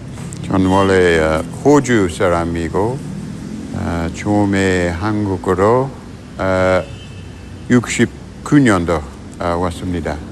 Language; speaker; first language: Korean; non-native, fluent; English